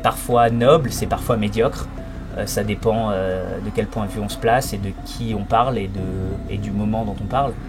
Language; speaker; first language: French; native; French